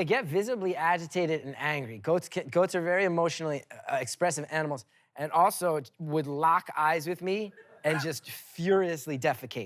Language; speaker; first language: English; native; English